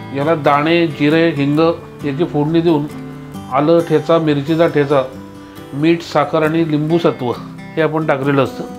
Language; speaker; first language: Marathi; native; Marathi